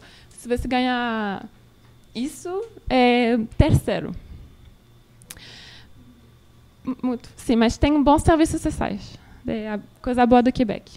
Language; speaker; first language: Portuguese; non-native, learner; French